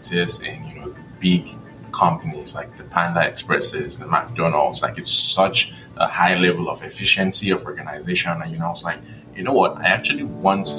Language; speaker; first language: English; non-native, local second language; Yoruba